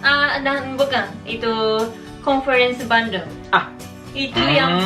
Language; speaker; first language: Indonesian; non-native, fluent; Japanese